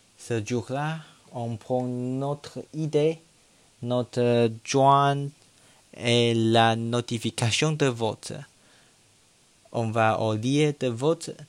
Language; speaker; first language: French; non-native, learner; Chinese